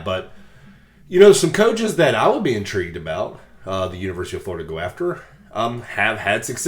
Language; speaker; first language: English; native; English